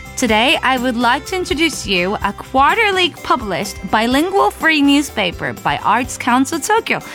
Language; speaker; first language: English; non-native, fluent; Japanese